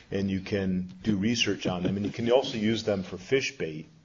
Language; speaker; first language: English; native; English